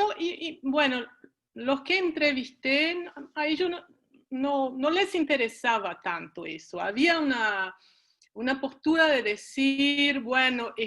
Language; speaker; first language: Spanish; non-native, fluent; Portuguese